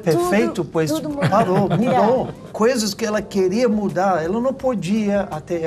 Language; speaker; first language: Portuguese; non-native, learner; English